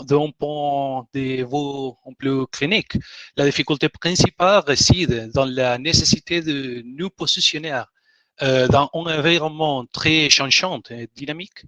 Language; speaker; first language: French; non-native, learner; Spanish